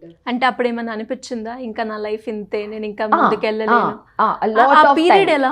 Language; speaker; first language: Telugu; native; Telugu